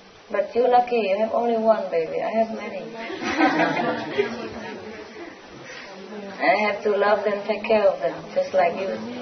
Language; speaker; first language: English; non-native, fluent; Vietnamese